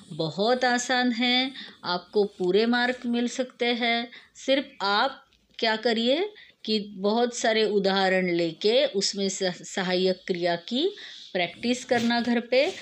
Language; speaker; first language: Hindi; non-native, local second language; Marathi